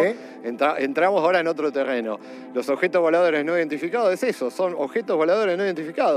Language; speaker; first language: Spanish; native; Spanish